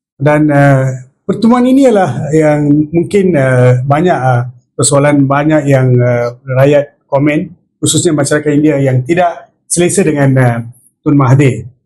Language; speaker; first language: Malay; non-native, local second language; Tamil